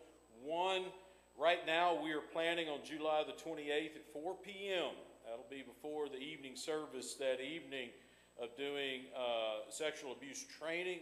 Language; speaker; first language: English; native; English